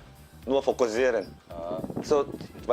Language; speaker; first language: German; non-native, learner; Korean